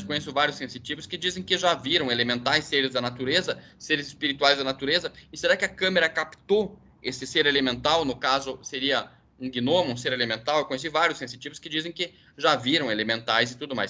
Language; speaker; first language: Portuguese; native; Portuguese